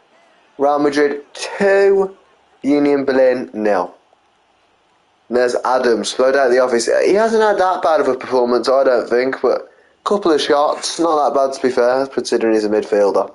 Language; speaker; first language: English; native; English